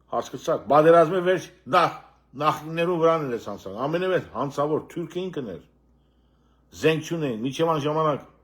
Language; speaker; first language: Armenian; early bilingual, heritage; Armenian